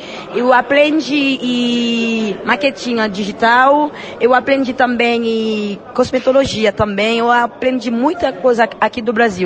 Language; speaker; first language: Portuguese; non-native, learner; Haitian Creole